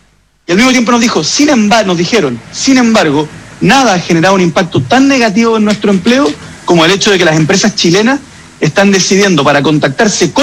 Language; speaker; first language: Spanish; native; Spanish